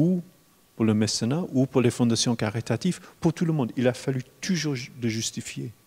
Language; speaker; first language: French; non-native, fluent; English